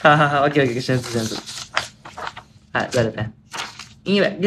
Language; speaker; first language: Chinese; non-native, learner; Japanese